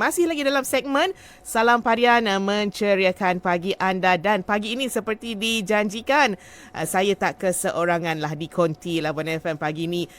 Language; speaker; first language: Malay; native; Malay